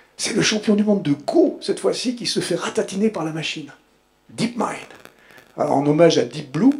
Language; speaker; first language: French; native; French